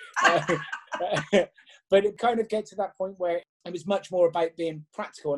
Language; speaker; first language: English; native; English